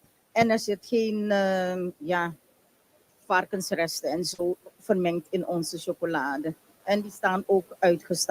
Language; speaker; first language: Dutch; non-native, local second language; Papiamento